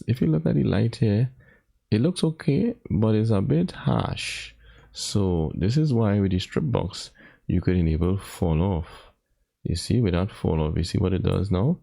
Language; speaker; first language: English; native; English